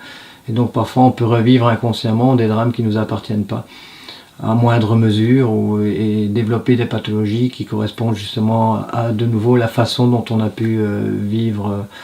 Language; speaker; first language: French; native; French